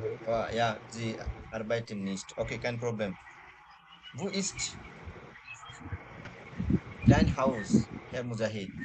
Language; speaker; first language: German; non-native, fluent; Bangla